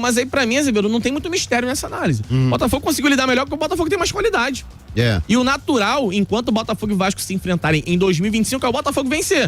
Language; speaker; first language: Portuguese; native; Portuguese